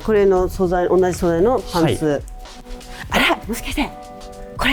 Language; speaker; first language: Japanese; native; Japanese